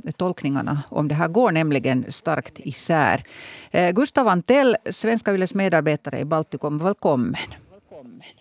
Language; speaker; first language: Swedish; native; Swedish